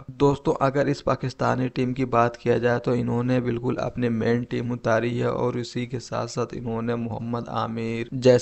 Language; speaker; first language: Hindi; native; Hindi